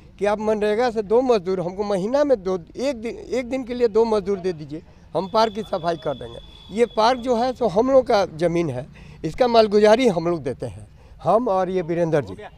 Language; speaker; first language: Hindi; native; Hindi